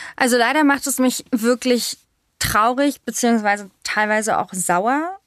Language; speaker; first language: German; native; German